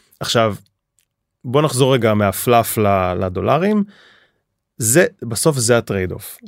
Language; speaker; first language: Hebrew; native; Hebrew